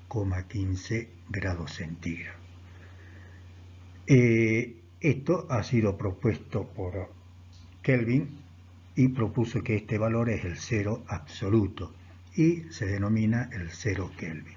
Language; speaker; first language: Spanish; native; Spanish